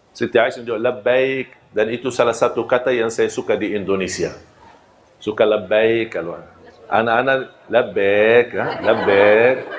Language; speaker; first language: Malay; non-native, fluent; Arabic